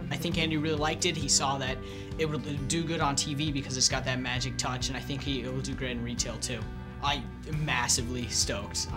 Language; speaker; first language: English; native; English